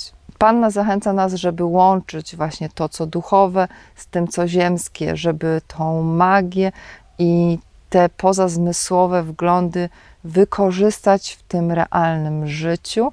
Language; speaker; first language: Polish; native; Polish